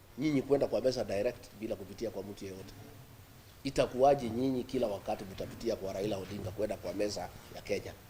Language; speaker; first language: Swahili; non-native, local second language; Kikuyu